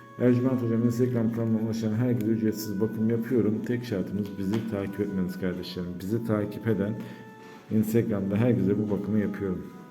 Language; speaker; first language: Turkish; native; Turkish